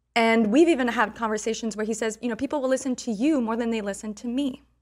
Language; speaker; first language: English; non-native, fluent; French